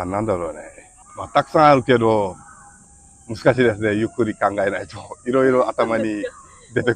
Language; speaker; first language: Japanese; non-native, fluent; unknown